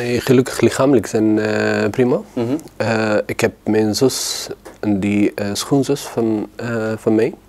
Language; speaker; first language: Dutch; non-native, learner; Arabic